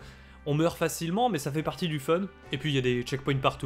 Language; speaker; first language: French; native; French